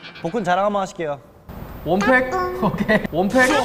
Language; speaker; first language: Korean; native; Korean